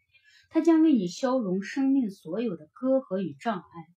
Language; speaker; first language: Chinese; native; Chinese